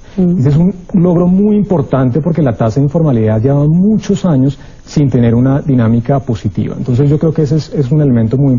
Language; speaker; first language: Spanish; native; Spanish